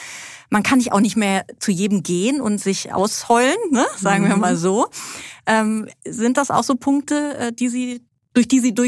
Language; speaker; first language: German; native; German